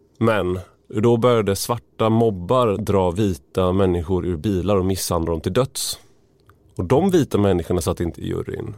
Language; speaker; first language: Swedish; native; Swedish